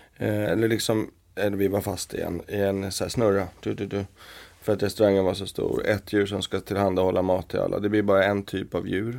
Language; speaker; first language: Swedish; native; Swedish